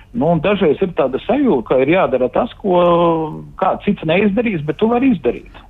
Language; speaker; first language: Latvian; native; Latvian